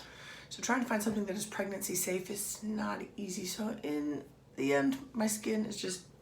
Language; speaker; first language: English; native; English